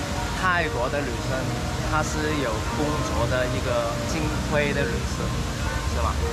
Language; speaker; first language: Chinese; non-native, local second language; Cantonese